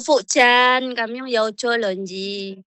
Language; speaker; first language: Chinese; non-native, learner; Indonesian